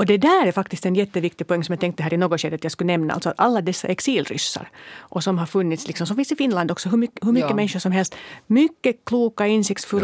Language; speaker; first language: Swedish; native; Swedish